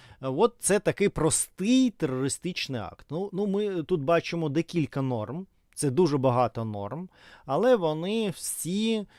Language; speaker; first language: Ukrainian; non-native, fluent; Russian